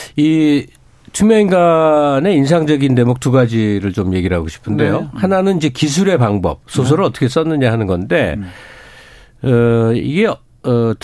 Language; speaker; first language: Korean; native; Korean